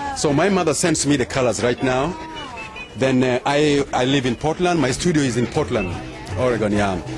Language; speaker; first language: English; non-native, local second language; Luo (Kenya and Tanzania)